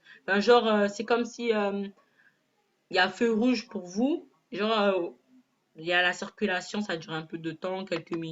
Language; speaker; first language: French; native; French